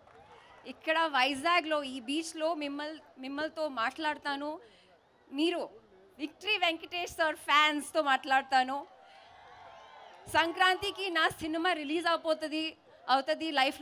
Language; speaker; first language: Telugu; non-native, fluent; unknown